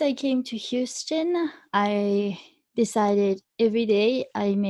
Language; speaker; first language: English; early bilingual, other home language; Japanese